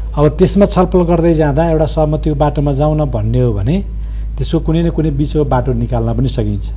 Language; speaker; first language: Nepali; native; Nepali